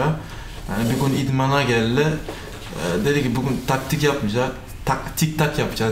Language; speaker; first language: Turkish; non-native, fluent; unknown